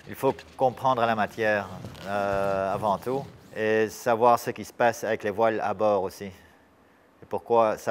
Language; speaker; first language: French; native; French